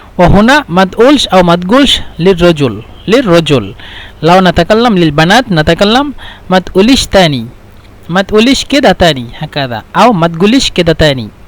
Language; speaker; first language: Egyptian Arabic; non-native, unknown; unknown